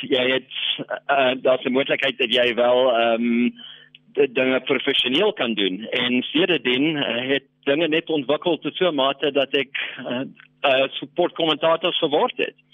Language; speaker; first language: Afrikaans; non-native, local second language; English